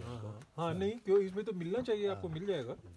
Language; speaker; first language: Hindi; native; Hindi